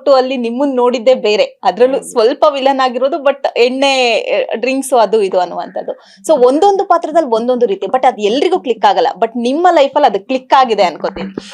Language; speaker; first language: Kannada; native; Kannada